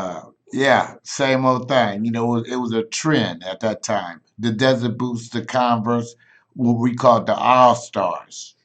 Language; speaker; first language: English; native; English